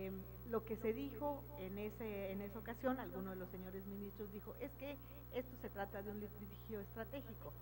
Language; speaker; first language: Spanish; native; Spanish